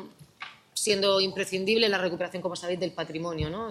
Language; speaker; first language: Spanish; native; Spanish